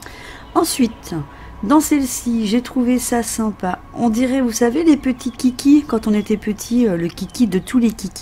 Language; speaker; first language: French; native; French